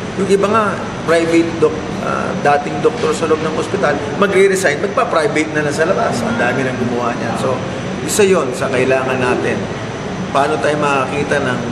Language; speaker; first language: Filipino; non-native, local second language; Waray